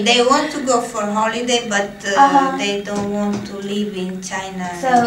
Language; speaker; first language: English; non-native, fluent; Italian